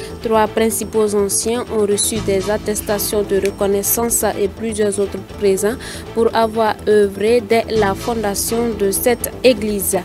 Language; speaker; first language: French; non-native, local second language; Mossi